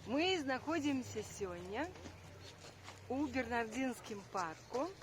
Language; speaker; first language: Belarusian; non-native, local second language; Russian